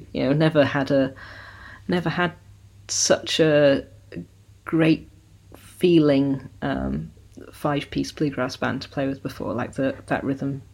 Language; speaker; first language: English; native; English